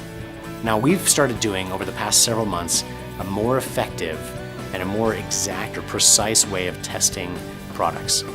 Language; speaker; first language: English; native; English